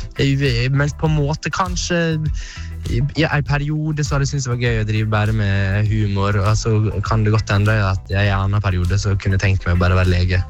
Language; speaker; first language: Norwegian; native; Norwegian